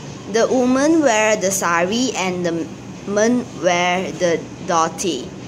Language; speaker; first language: English; non-native, local second language; Chinese